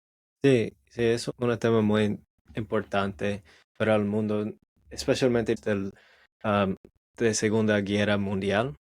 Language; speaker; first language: Spanish; non-native, learner; English